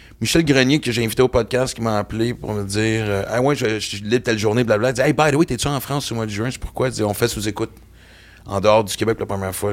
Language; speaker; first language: French; native; French